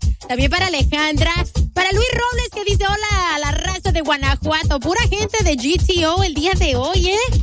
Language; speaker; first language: Spanish; native; Spanish